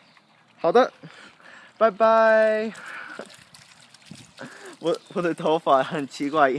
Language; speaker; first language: Chinese; non-native, learner; English